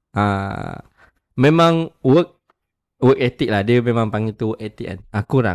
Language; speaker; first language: Malay; native; Malay